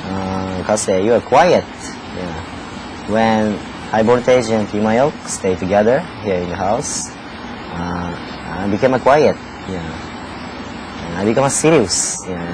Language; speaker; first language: English; non-native, learner; Japanese